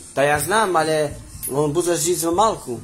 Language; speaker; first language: Slovak; non-native, local second language; Romany